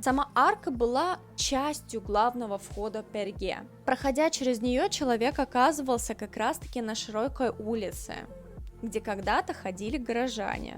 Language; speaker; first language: Russian; native; Russian